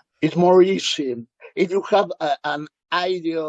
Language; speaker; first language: English; non-native, learner; Spanish